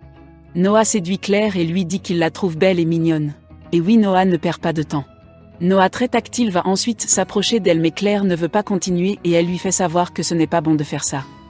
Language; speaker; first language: French; non-native, local second language; Haitian Creole